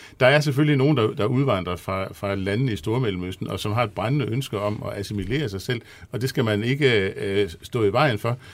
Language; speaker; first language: Danish; native; Danish